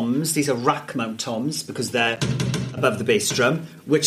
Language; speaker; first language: English; non-native, local second language; Welsh